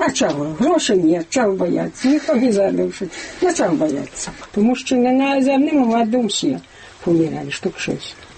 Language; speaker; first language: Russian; non-native, local second language; Belarusian